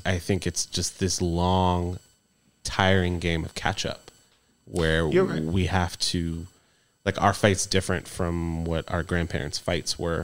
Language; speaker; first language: English; native; English